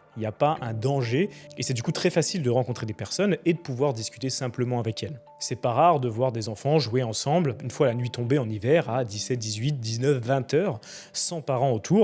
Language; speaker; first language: French; native; French